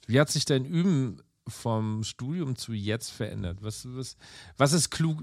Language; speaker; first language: German; native; German